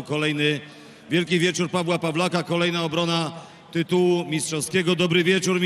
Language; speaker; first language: Polish; native; Polish